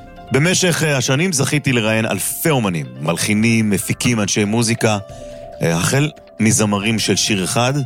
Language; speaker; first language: Hebrew; native; Hebrew